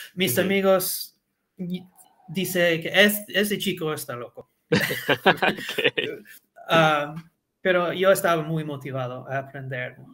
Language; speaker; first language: Spanish; non-native, learner; English